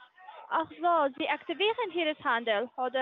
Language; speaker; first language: German; non-native, learner; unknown